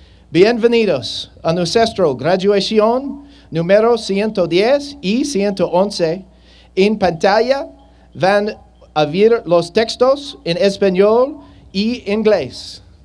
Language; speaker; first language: Spanish; non-native, learner; English